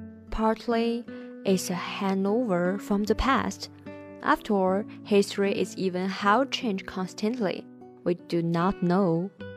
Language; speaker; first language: English; non-native, learner; Chinese